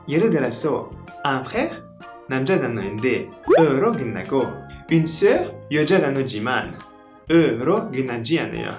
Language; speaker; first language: Korean; non-native, learner; French